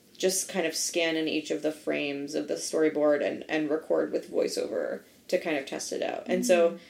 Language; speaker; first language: English; native; English